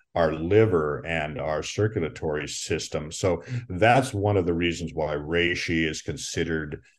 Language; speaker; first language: English; native; English